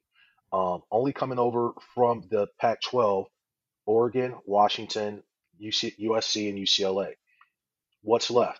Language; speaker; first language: English; native; English